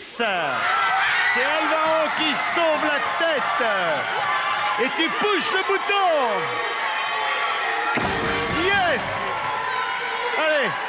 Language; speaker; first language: French; native; French